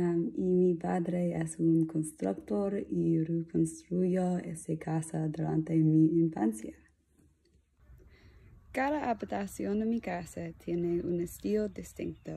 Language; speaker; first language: Spanish; non-native, learner; English